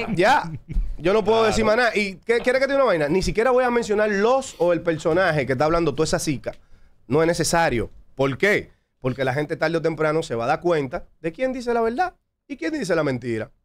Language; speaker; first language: Spanish; native; Spanish